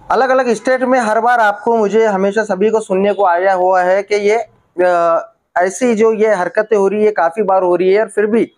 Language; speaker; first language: Hindi; native; Hindi